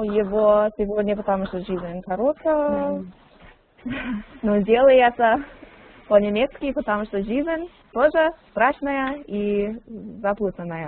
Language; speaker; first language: Russian; non-native, learner; English